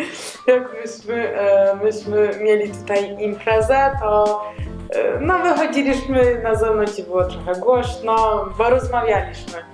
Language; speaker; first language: Polish; non-native, learner; Georgian